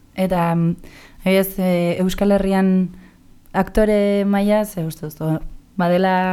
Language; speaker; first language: Basque; native; Basque